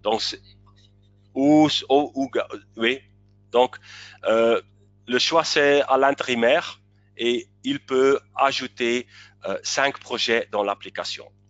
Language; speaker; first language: French; non-native, local second language; Dutch